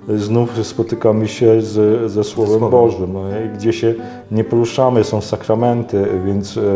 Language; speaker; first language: Polish; native; Polish